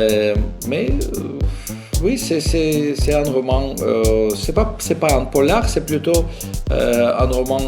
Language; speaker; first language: French; non-native, fluent; Russian